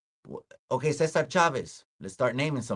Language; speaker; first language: English; early bilingual, other home language; Spanish